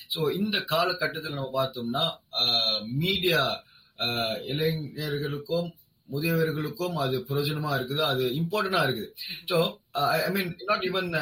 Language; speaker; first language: Tamil; non-native, local second language; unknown